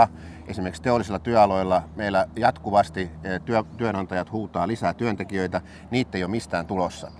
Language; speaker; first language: Finnish; native; Finnish